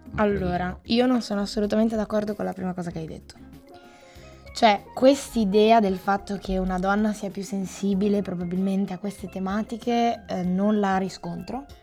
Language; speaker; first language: Italian; native; Italian